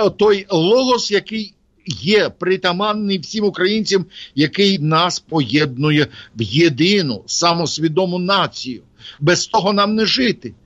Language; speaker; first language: Ukrainian; non-native, local second language; Russian